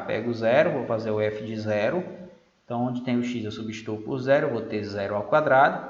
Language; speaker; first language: Portuguese; native; Portuguese